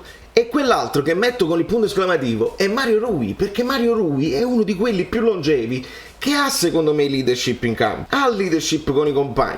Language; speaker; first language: Italian; native; Italian